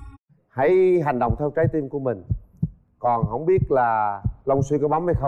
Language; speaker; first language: Vietnamese; native; Vietnamese